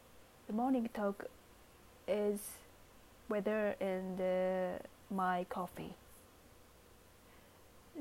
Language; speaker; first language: English; non-native, learner; Japanese